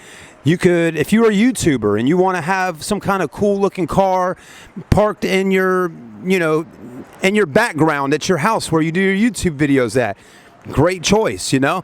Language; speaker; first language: English; native; English